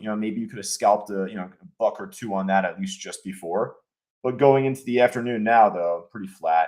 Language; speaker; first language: English; native; English